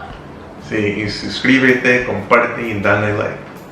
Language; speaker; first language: Spanish; non-native, fluent; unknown